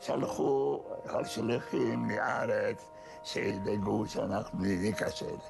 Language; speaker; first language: Hebrew; non-native, fluent; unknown